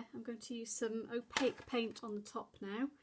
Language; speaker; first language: English; native; English